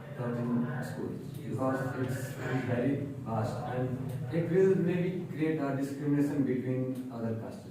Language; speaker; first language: English; non-native, learner; Hindi